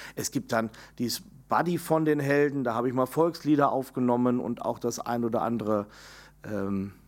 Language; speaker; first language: German; native; German